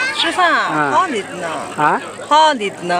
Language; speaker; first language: Chinese; non-native, local second language; Mongolian